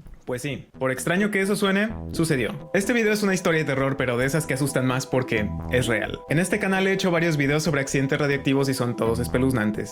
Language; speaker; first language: Spanish; native; Spanish